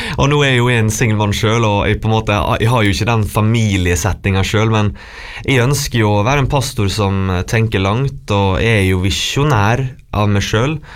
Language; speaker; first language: Norwegian; native; Norwegian